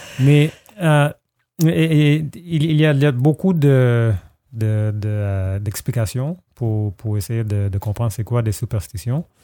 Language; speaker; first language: French; non-native, fluent; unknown